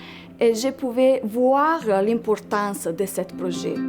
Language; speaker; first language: French; non-native, fluent; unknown